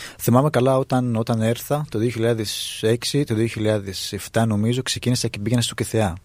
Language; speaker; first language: Greek; non-native, fluent; Arabic